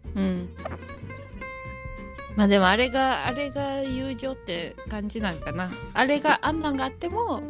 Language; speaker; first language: Japanese; native; Japanese